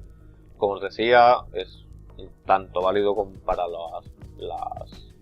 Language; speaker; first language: Spanish; native; Spanish